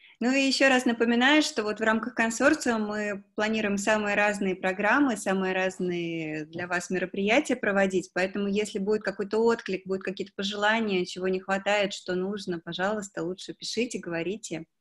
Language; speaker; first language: Russian; native; Russian